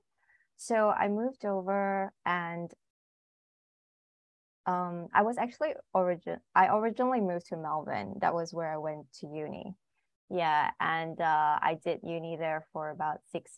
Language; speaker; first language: English; non-native, local second language; Chinese